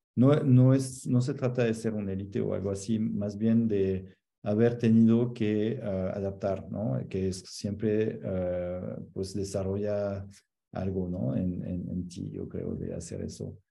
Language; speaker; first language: Spanish; non-native, fluent; French